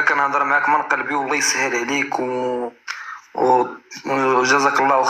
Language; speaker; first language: Arabic; native; Arabic